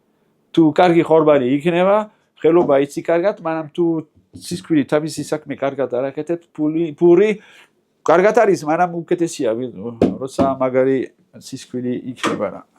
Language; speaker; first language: Georgian; non-native, learner; French